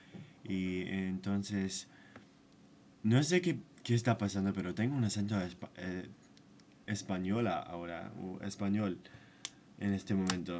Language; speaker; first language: Spanish; non-native, fluent; English